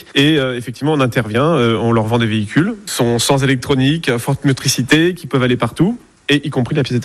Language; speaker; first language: French; native; French